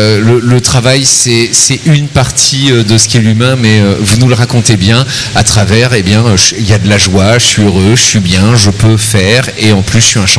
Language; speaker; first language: French; native; French